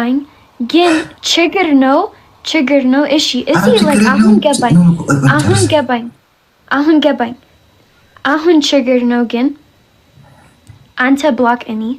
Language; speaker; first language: Amharic; early bilingual, heritage; English